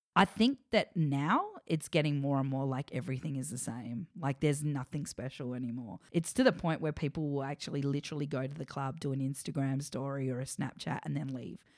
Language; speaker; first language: English; native; English